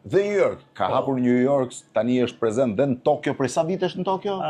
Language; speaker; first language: Albanian; native; Albanian